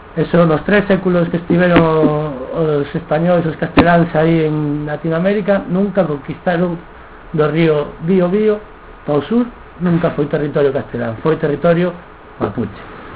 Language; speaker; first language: Spanish; non-native, local second language; Galician